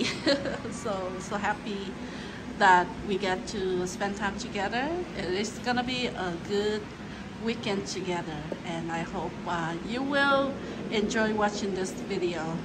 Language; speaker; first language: English; non-native, fluent; Vietnamese